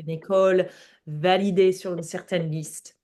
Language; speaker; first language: French; non-native, fluent; English